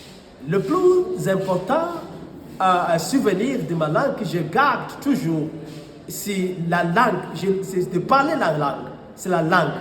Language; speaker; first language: French; non-native, fluent; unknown